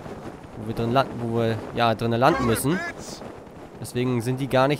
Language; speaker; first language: German; native; German